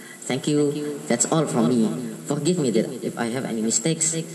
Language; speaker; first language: English; non-native, fluent; Indonesian